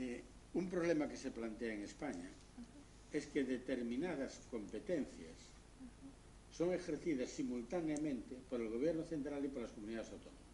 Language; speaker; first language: Spanish; native; Spanish